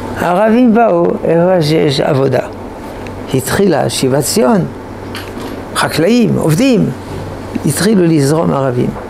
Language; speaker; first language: Hebrew; non-native, fluent; French